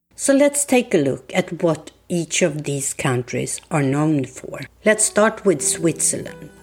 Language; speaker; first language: English; non-native, fluent; Swedish